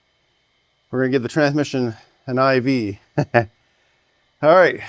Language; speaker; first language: English; native; English